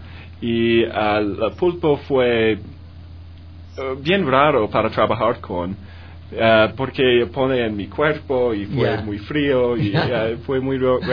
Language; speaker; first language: Spanish; non-native, learner; English